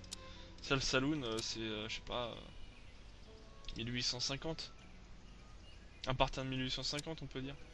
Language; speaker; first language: French; native; French